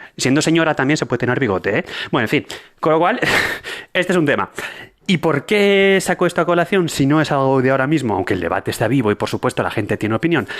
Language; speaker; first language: Spanish; native; Spanish